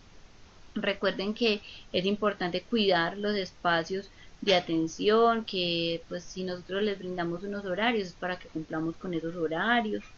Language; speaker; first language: Spanish; native; Spanish